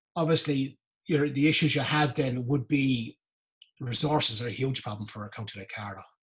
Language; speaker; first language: English; native; English